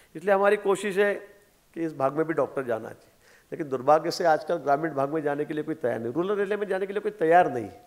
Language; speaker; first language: Hindi; non-native, local second language; Marathi